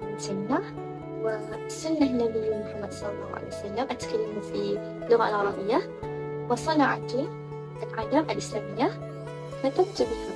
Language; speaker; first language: Arabic; non-native, learner; Malay